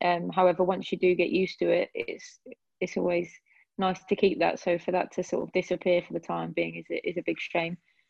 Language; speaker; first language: English; native; English